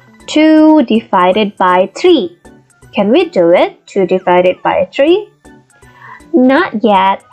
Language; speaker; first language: English; non-native, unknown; Indonesian